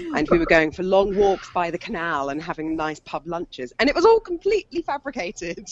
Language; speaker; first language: English; native; English